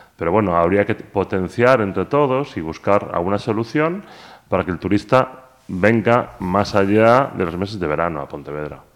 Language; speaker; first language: Spanish; native; Spanish